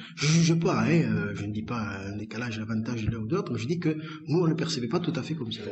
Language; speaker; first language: French; native; French